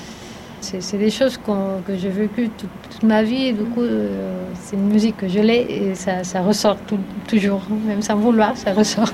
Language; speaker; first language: French; non-native, fluent; Spanish